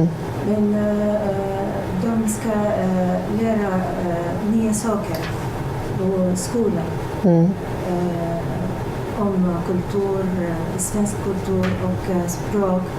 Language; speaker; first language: Swedish; non-native, learner; Arabic